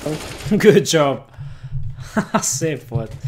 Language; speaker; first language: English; non-native, learner; Hungarian